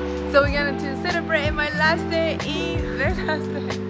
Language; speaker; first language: English; non-native, fluent; Chinese